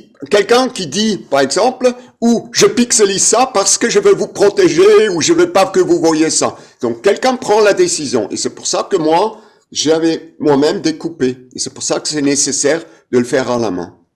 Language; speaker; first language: French; non-native, fluent; German